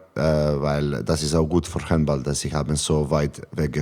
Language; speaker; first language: German; non-native, learner; Serbian